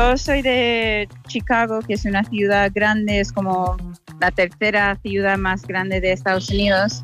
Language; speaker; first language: Spanish; non-native, fluent; English